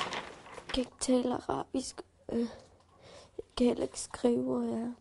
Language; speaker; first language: Danish; early bilingual, other home language; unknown